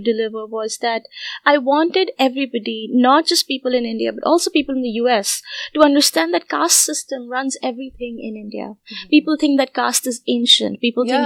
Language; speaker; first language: English; non-native, local second language; Hindi